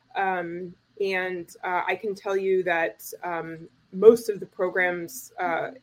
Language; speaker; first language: English; native; English